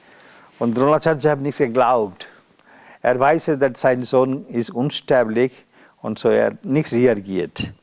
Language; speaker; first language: German; non-native, learner; Bangla